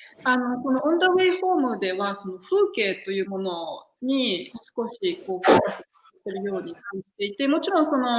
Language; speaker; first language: Japanese; native; Japanese